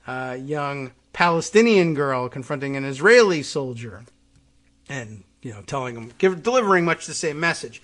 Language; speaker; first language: English; native; English